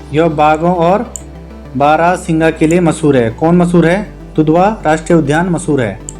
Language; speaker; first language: Hindi; native; Hindi